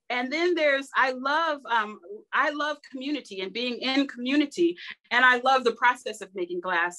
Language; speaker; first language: English; native; English